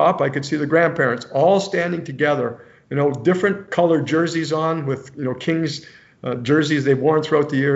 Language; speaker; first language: English; native; English